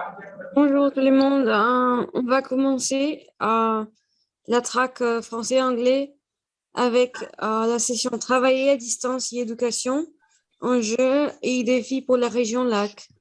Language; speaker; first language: French; non-native, fluent; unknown